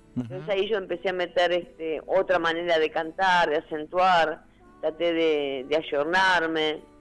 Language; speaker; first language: Spanish; native; Spanish